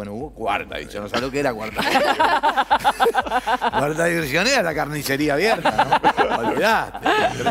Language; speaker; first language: Spanish; native; Spanish